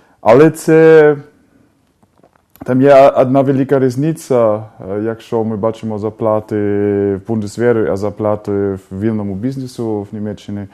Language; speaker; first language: Ukrainian; non-native, fluent; German